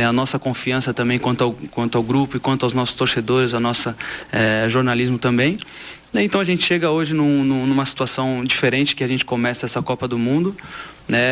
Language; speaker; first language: Portuguese; native; Portuguese